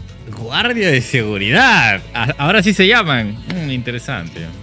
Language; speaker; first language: Spanish; native; Spanish